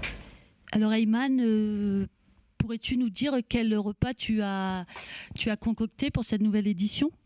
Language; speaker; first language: French; native; French